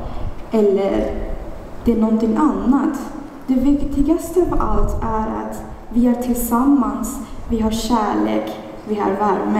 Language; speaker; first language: Swedish; non-native, fluent; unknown